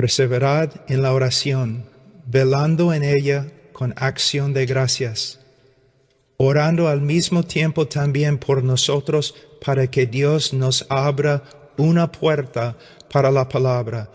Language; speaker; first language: Spanish; non-native, fluent; English